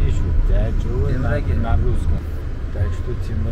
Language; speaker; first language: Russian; non-native, local second language; Uzbek